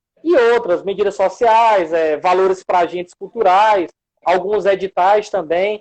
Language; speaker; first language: Portuguese; native; Portuguese